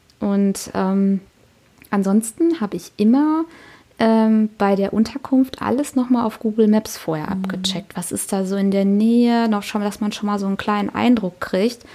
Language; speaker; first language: German; native; German